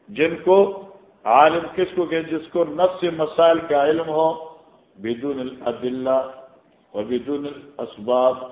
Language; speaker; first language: Urdu; non-native, local second language; Northern Hindko